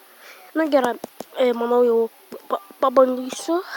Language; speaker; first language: Lithuanian; native; Lithuanian